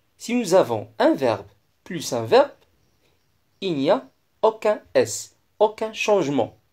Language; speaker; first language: French; non-native, local second language; Arabic